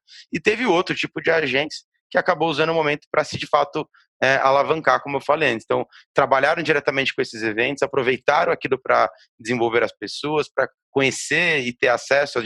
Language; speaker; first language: Portuguese; native; Portuguese